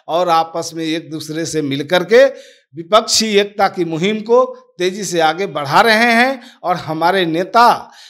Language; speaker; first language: Hindi; native; Hindi